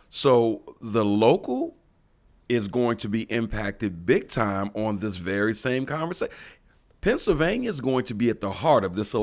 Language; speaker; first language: English; native; English